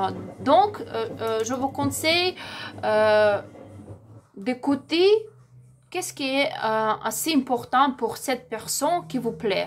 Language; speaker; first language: French; non-native, learner; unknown